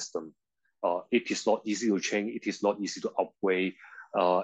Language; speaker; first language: English; non-native, local second language; Cantonese